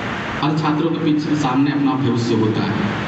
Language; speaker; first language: Hindi; native; Hindi